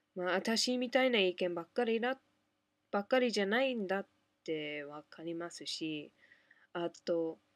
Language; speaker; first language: Japanese; non-native, fluent; English